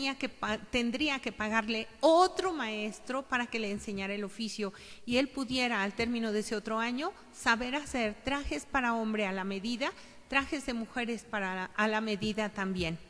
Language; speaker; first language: Spanish; native; Spanish